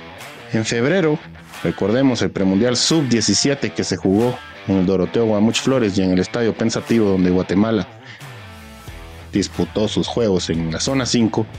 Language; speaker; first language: Spanish; native; Spanish